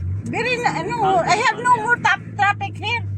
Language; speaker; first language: English; non-native, learner; Filipino